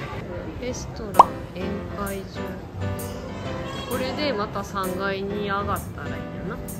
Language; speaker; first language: Japanese; native; Japanese